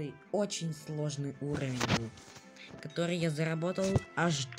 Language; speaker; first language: Russian; native; Russian